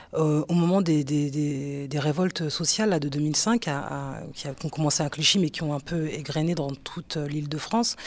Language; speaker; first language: French; native; French